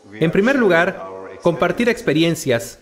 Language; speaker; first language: Spanish; non-native, fluent; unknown